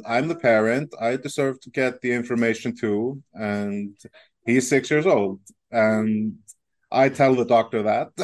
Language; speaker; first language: English; non-native, fluent; Icelandic